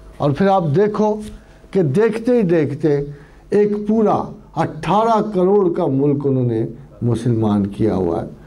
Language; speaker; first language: Urdu; non-native, local second language; Punjabi